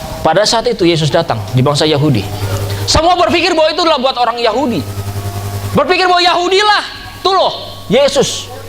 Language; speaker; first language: Indonesian; native; Indonesian